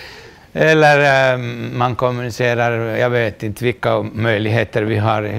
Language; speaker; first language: Swedish; non-native, local second language; Finnish